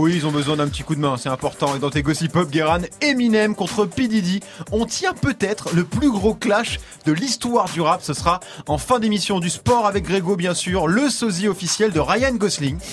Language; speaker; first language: French; native; French